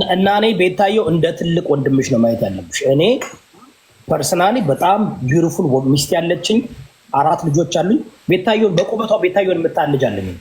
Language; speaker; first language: Amharic; early bilingual, heritage; Amharic